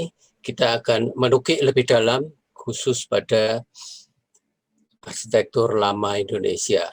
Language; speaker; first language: Indonesian; native; Indonesian